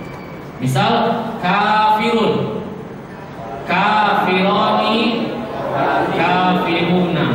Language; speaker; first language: Arabic; non-native, fluent; Indonesian